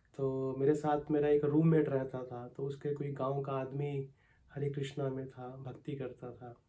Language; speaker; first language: Hindi; native; Hindi